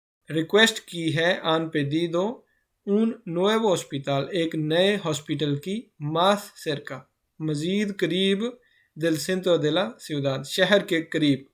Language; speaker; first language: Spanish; non-native, fluent; Urdu